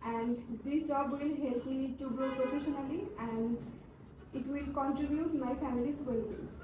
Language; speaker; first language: English; non-native, local second language; Bangla